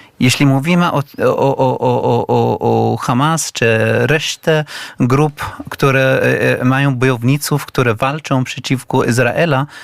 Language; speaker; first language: Polish; non-native, learner; Arabic